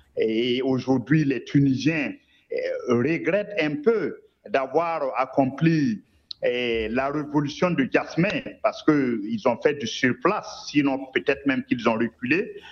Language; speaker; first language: French; non-native, local second language; Mossi